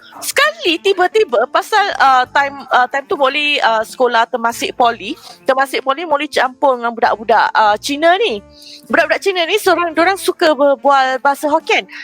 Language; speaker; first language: Malay; native; Malay